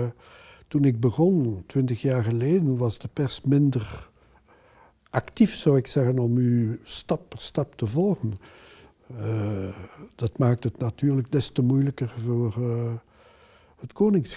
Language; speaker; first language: Dutch; non-native, local second language; French